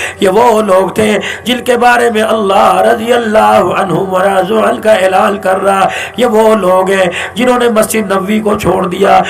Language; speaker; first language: Urdu; non-native, local second language; Punjabi